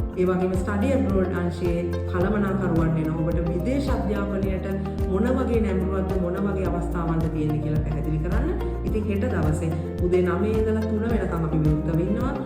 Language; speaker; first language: Sinhala; native; Sinhala